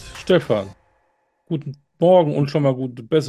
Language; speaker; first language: German; native; German